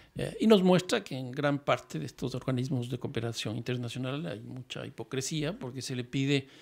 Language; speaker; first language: Spanish; native; Spanish